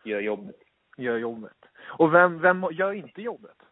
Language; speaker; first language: Swedish; native; Swedish